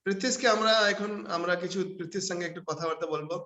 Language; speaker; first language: Bangla; non-native, local second language; Hindi